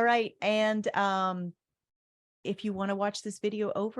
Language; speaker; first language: English; native; English